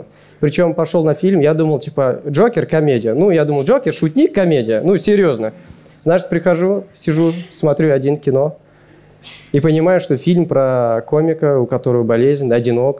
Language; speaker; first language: Russian; native; Russian